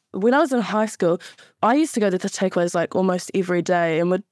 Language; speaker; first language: English; native; English